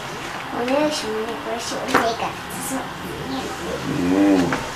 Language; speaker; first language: Chinese; early bilingual, heritage; Chinese